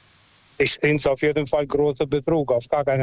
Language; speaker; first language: German; non-native, local second language; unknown